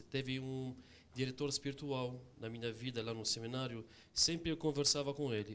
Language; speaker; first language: Portuguese; non-native, fluent; Arabic